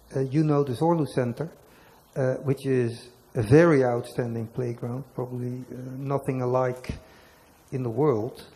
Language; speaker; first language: English; non-native, fluent; Dutch